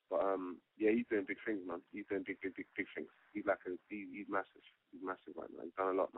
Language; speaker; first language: English; native; English